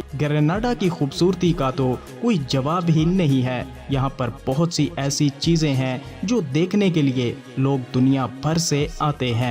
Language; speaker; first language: Urdu; native; Urdu